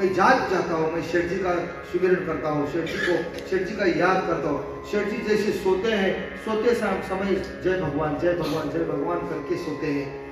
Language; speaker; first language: Hindi; non-native, local second language; Marathi